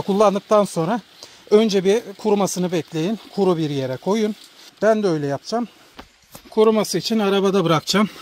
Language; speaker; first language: Turkish; native; Turkish